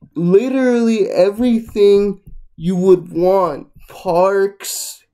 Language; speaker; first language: English; non-native, fluent; Spanish